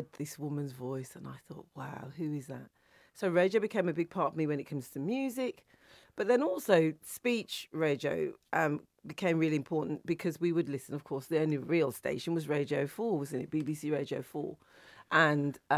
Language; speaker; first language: English; native; English